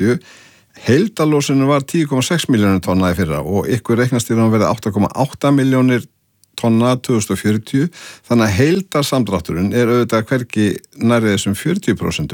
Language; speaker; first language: Icelandic; native; Icelandic